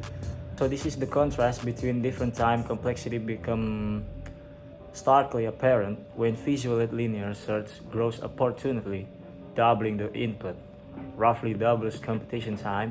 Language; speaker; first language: English; non-native, learner; Indonesian